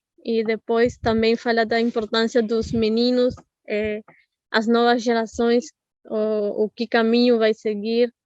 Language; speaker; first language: Portuguese; non-native, fluent; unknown